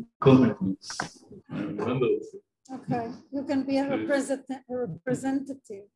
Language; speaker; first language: English; non-native, fluent; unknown